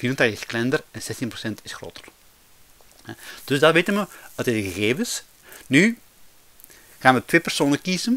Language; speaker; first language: Dutch; native; Dutch